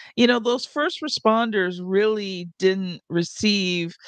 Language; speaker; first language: English; native; English